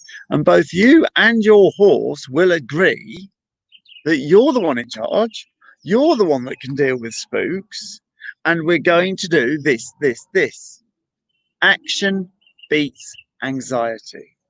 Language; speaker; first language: English; native; English